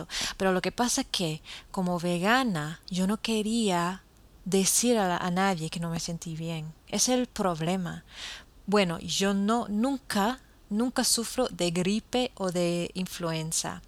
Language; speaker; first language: Spanish; non-native, fluent; English